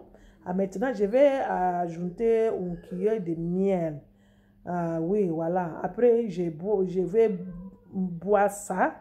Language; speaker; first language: French; non-native, fluent; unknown